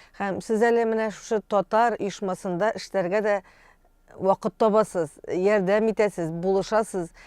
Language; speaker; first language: Tatar; native; Tatar